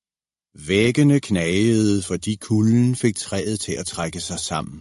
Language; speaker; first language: Danish; native; Danish